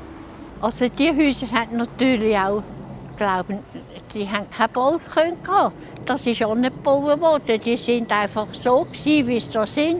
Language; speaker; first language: German; native; German